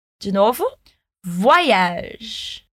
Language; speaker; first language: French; non-native, fluent; Portuguese